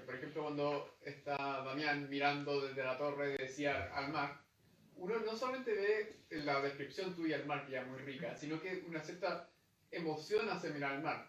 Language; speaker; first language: Spanish; native; Spanish